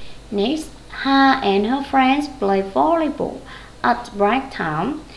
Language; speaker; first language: English; non-native, fluent; Vietnamese